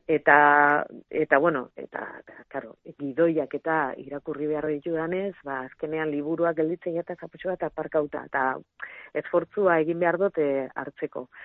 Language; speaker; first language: Basque; non-native, local second language; Spanish